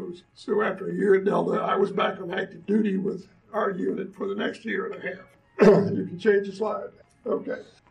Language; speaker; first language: English; native; English